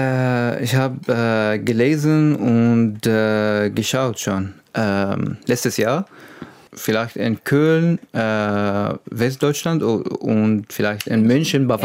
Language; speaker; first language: German; non-native, learner; Arabic